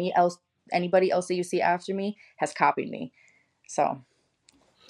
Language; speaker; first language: English; native; English